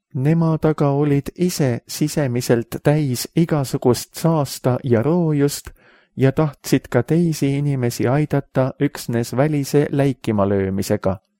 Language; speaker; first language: Estonian; native; Estonian